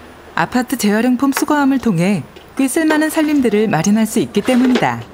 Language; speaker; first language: Korean; native; Korean